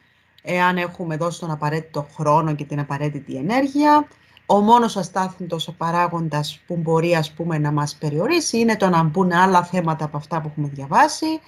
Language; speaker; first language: Greek; native; Greek